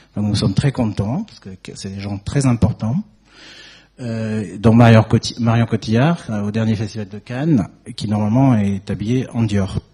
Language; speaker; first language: French; native; French